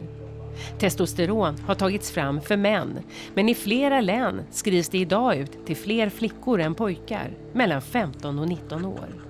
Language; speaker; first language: Swedish; native; Swedish